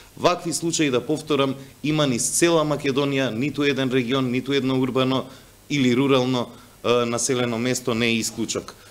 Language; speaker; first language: Macedonian; non-native, local second language; Albanian